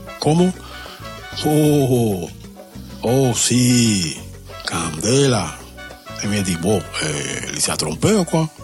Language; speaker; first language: French; non-native, learner; Spanish